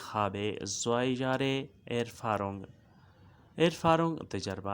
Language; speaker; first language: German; non-native, learner; Urdu